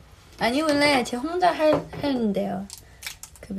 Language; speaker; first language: Korean; non-native, fluent; Chinese